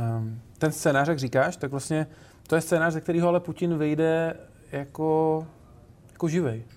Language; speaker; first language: Czech; native; Czech